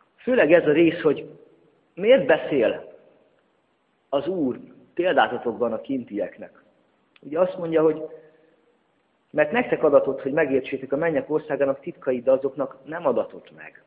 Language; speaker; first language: Hungarian; native; Hungarian